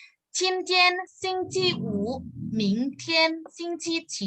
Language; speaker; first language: Chinese; non-native, fluent; Indonesian